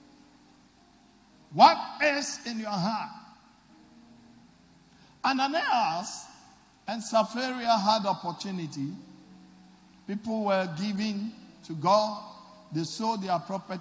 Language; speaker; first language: English; non-native, local second language; Akan